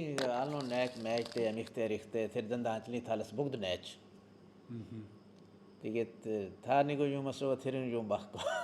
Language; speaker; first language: Mongolian; non-native, learner; Urdu